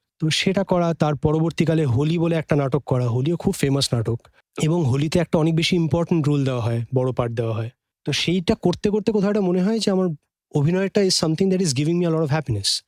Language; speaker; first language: Bangla; native; Bangla